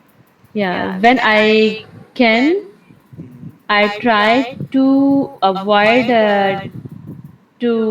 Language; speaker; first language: English; non-native, local second language; Urdu